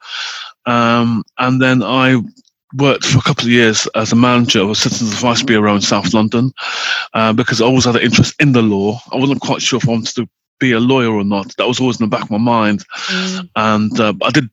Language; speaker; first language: English; native; English